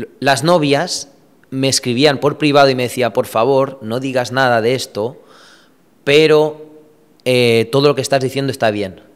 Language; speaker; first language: Spanish; early bilingual, other home language; Romanian